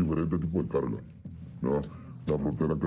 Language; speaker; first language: Spanish; native; Spanish